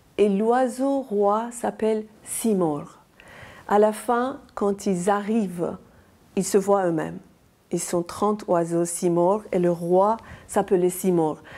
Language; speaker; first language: French; non-native, fluent; Persian